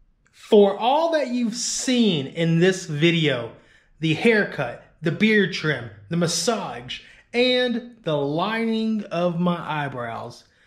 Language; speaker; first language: English; native; English